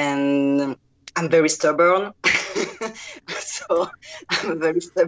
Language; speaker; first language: English; non-native, fluent; French